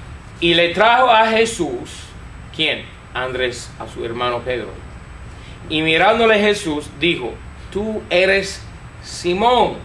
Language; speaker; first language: Spanish; non-native, fluent; English